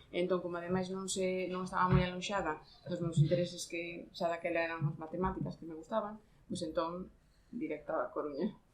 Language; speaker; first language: Galician; native; Galician